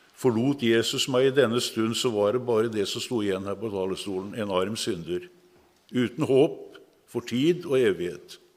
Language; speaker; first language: Norwegian; native; Norwegian